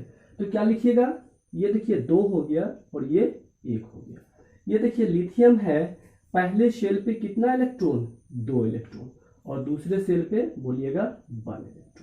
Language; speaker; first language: Hindi; native; Hindi